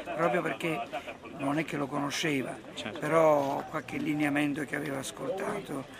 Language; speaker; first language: Italian; native; Italian